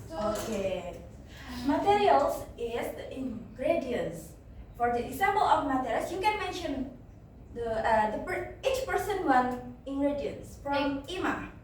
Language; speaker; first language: English; non-native, learner; Indonesian